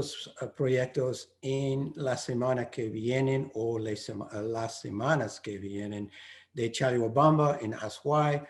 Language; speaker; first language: Spanish; non-native, fluent; English